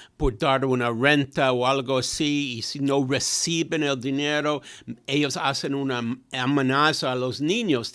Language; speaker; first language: Spanish; non-native, fluent; English